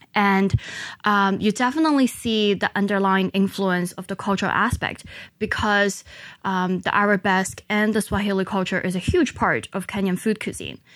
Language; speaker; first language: English; non-native, local second language; Chinese